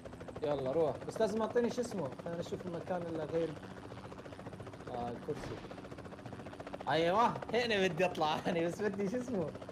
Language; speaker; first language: Arabic; native; Arabic